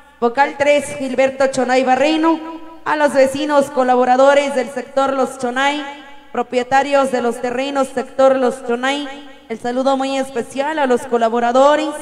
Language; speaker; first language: Spanish; native; Spanish